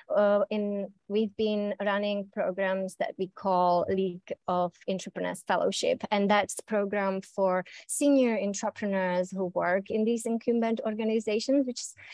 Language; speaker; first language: English; native; English